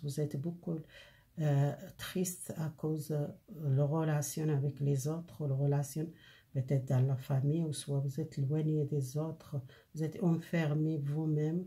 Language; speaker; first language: French; non-native, learner; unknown